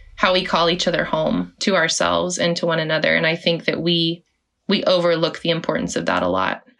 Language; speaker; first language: English; native; English